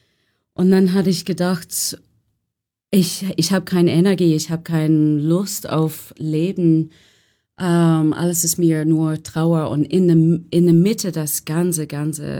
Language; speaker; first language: German; non-native, learner; English